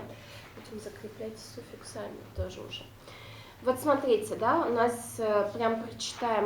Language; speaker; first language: Russian; non-native, local second language; Udmurt